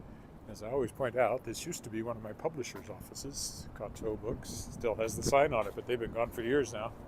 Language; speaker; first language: English; native; English